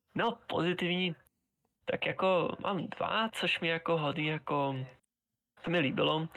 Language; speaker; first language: Czech; native; Czech